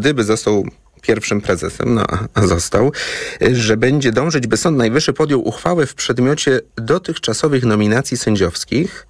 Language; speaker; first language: Polish; native; Polish